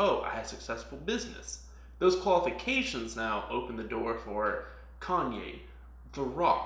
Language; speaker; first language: English; native; English